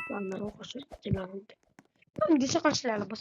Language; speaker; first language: Filipino; native; Filipino